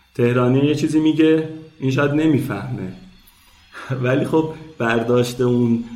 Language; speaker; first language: Persian; non-native, local second language; Azerbaijani